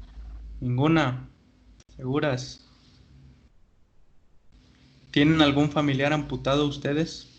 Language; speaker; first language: Spanish; native; Spanish